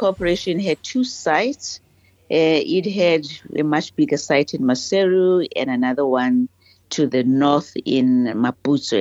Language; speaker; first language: English; non-native, local second language; Southern Sotho